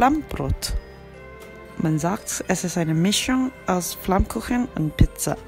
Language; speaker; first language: German; non-native, fluent; Korean